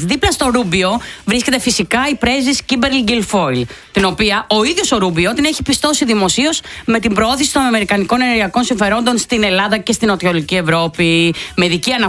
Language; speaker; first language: Greek; native; Greek